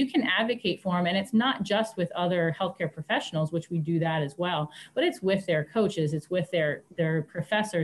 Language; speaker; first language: English; native; English